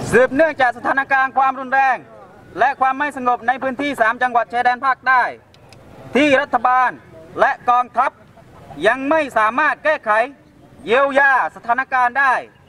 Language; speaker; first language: Thai; non-native, local second language; Pattani Malay